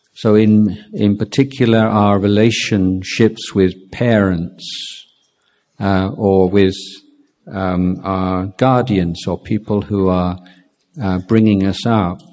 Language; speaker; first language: English; native; English